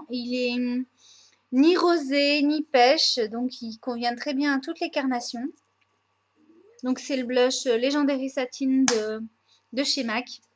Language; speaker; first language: French; native; French